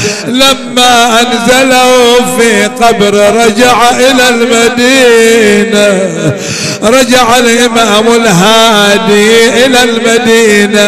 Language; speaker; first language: Arabic; native; Arabic